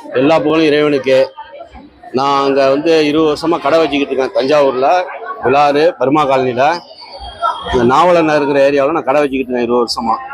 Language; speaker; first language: Tamil; native; Tamil